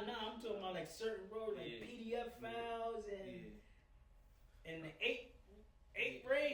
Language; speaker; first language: English; native; English